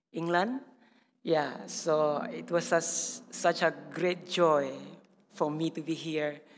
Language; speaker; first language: English; non-native, learner; Indonesian